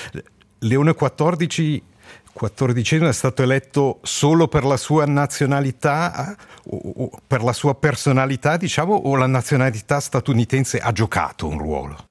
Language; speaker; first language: Italian; native; Italian